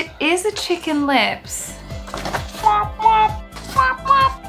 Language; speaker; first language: English; native; English